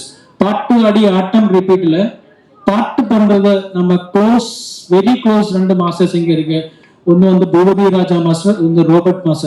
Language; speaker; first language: Tamil; non-native, learner; Malayalam